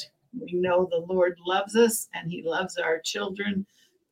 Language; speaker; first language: English; native; English